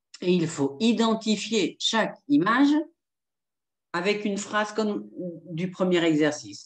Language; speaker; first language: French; non-native, fluent; Spanish